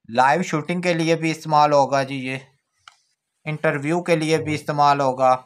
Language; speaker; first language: Urdu; non-native, local second language; Pahari-Potwari